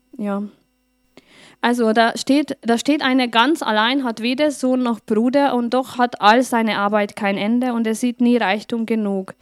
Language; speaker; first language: German; non-native, fluent; Hungarian